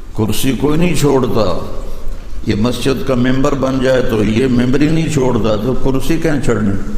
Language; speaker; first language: Urdu; non-native, local second language; Punjabi